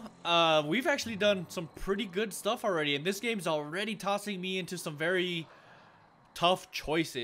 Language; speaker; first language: English; native; English